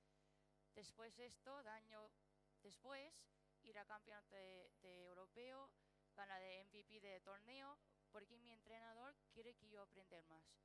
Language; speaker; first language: Spanish; non-native, learner; English